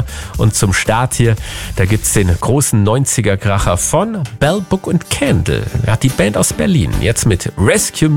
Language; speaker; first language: German; native; German